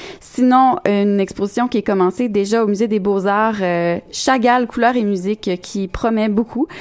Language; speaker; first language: French; native; French